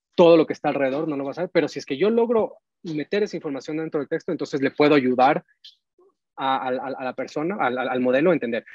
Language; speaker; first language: Spanish; native; Spanish